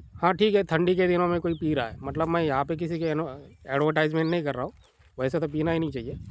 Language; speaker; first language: Hindi; non-native, local second language; Marathi